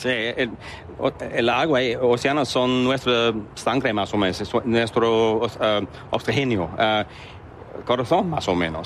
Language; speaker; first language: Spanish; non-native, learner; English